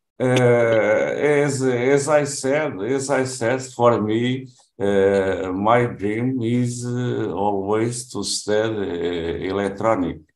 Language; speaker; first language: English; non-native, learner; Portuguese